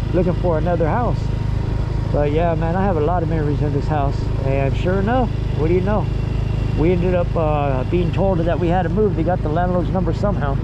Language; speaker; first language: English; native; English